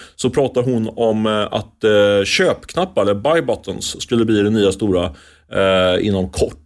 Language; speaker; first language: Swedish; native; Swedish